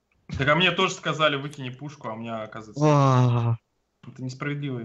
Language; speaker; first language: Russian; native; Russian